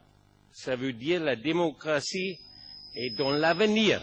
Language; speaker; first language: French; non-native, fluent; German